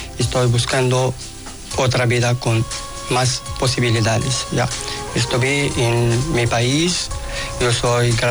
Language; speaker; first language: Spanish; non-native, learner; Arabic